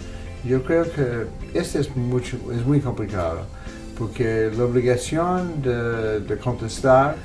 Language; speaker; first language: Spanish; non-native, fluent; English